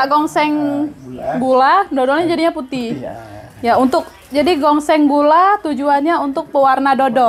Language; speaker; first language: Indonesian; native; Indonesian